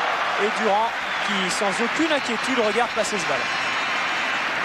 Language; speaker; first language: French; native; French